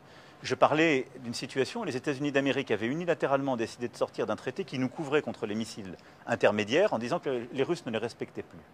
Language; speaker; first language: French; native; French